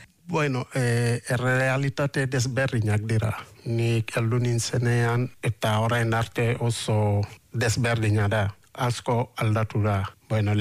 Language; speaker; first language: Basque; non-native, fluent; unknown